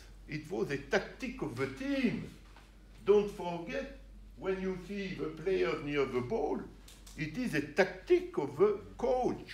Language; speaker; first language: English; non-native, learner; French